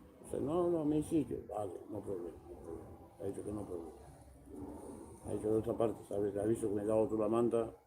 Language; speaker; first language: Spanish; non-native, learner; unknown